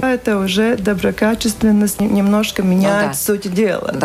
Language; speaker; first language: Russian; non-native, local second language; Latvian